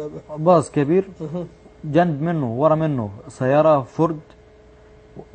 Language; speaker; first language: Arabic; native; Arabic